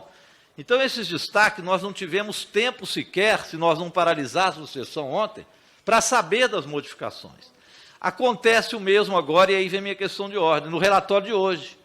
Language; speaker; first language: Portuguese; native; Portuguese